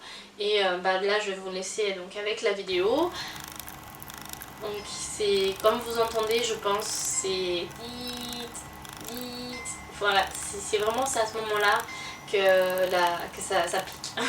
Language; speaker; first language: French; native; French